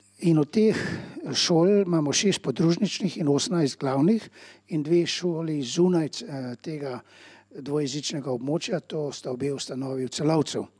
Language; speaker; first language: Slovenian; early bilingual, heritage; Slovenian